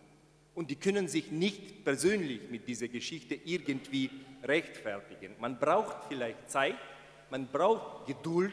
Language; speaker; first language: German; non-native, fluent; Ukrainian